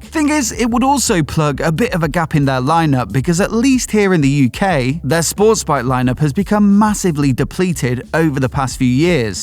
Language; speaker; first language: English; native; English